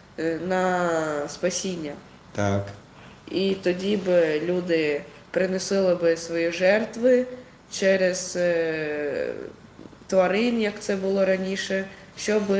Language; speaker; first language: Ukrainian; non-native, local second language; Russian